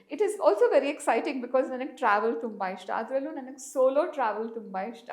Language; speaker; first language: Kannada; native; Kannada